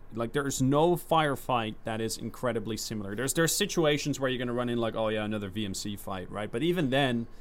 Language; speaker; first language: English; non-native, fluent; Dutch